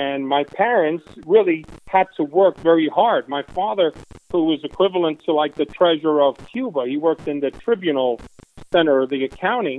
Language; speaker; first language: English; early bilingual, other home language; Spanish